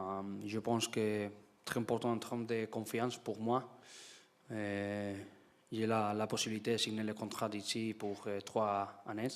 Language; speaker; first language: French; non-native, learner; Spanish